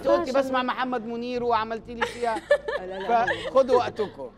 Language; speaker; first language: Arabic; native; Arabic